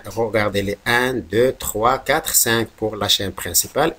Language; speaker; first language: French; non-native, local second language; Arabic